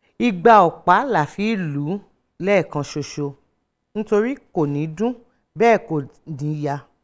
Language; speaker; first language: Yoruba; native; Yoruba